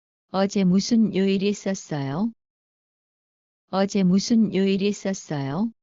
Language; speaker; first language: Korean; non-native, learner; Bangla